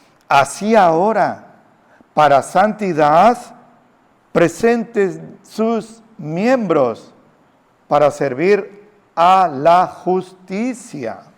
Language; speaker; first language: Spanish; native; Spanish